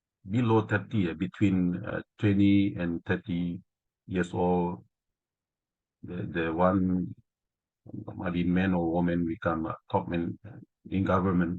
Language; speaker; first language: English; non-native, learner; Indonesian